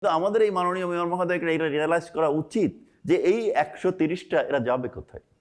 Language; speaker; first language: Bangla; native; Bangla